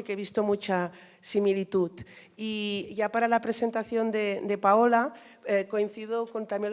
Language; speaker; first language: Spanish; native; Spanish